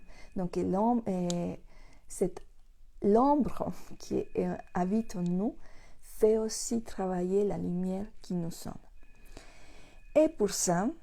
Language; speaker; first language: French; non-native, fluent; Spanish